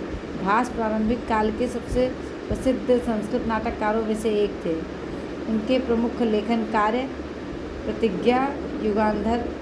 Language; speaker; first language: Hindi; native; Hindi